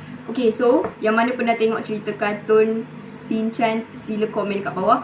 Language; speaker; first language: Malay; native; Malay